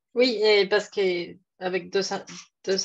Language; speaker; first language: French; non-native, fluent; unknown